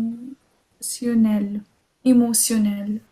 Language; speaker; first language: French; non-native, learner; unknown